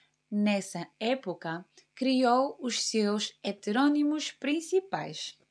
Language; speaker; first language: Portuguese; native; Portuguese